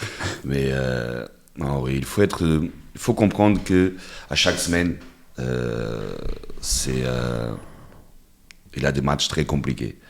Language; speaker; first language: French; non-native, fluent; Portuguese